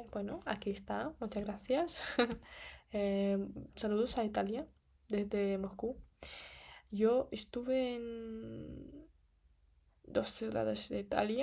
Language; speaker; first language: Spanish; non-native, fluent; Russian